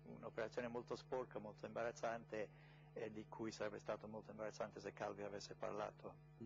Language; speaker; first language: Italian; non-native, fluent; English